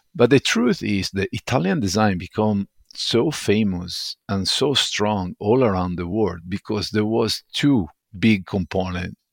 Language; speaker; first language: English; non-native, fluent; Italian